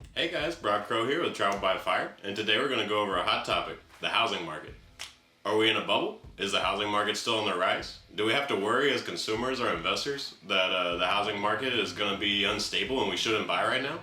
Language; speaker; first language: English; native; English